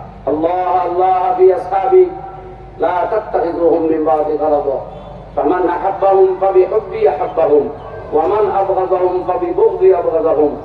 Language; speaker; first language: Arabic; non-native, fluent; Bangla